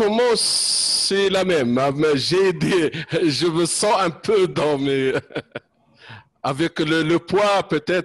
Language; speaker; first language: French; non-native, local second language; Arabic